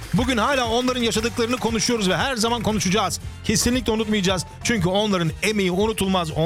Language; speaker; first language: Turkish; early bilingual, heritage; Turkish